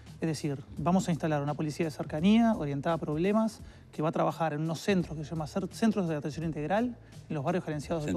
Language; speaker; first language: Spanish; native; Spanish